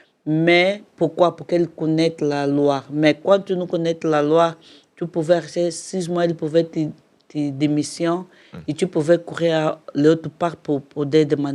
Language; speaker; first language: French; non-native, learner; Portuguese